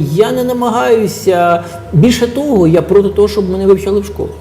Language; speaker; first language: Ukrainian; native; Ukrainian